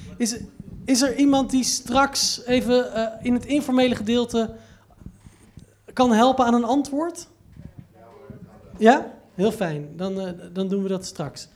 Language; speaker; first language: Dutch; native; Dutch